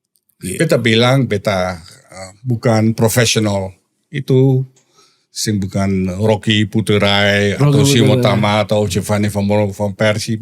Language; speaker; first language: Indonesian; non-native, learner; Dutch